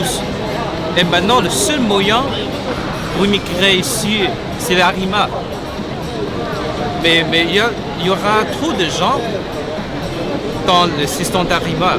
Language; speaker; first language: French; non-native, fluent; Chinese